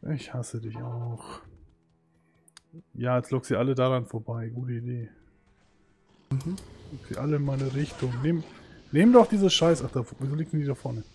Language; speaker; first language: German; native; German